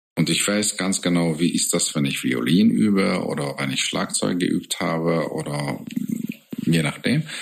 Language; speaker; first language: German; non-native, fluent; Hungarian